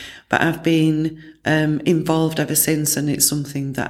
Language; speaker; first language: English; native; English